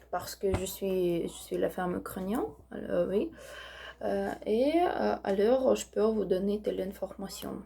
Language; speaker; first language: French; non-native, learner; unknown